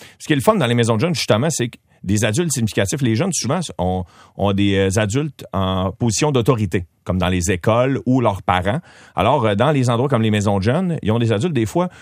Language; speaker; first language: French; native; French